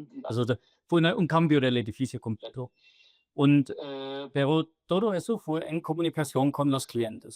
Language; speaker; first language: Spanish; non-native, fluent; German